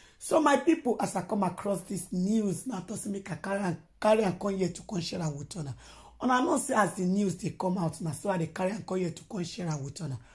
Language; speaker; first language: Nigerian Pidgin; non-native, local second language; Yoruba